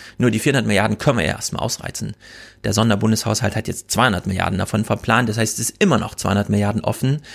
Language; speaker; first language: German; native; German